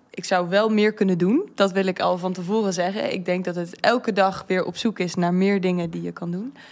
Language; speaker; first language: Dutch; early bilingual, heritage; Dutch